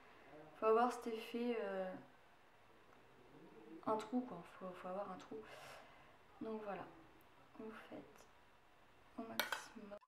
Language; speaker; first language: French; native; French